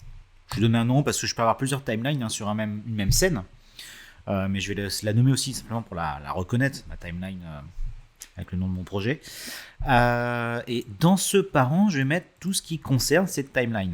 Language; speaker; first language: French; native; French